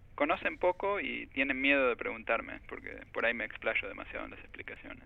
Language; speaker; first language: Spanish; native; Spanish